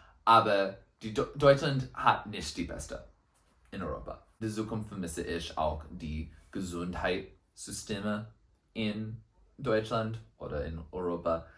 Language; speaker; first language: German; non-native, learner; English